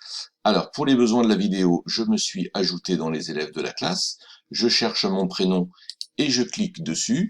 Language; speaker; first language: French; native; French